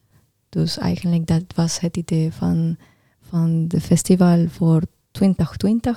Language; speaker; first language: Dutch; non-native, learner; Spanish